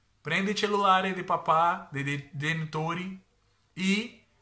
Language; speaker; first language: Italian; non-native, learner; Portuguese